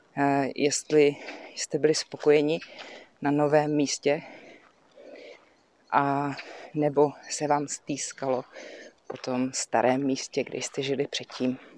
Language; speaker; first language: Czech; native; Czech